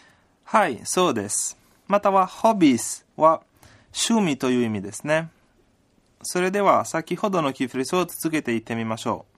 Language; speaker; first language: Japanese; non-native, fluent; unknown